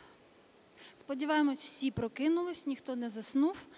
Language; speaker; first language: Ukrainian; native; Ukrainian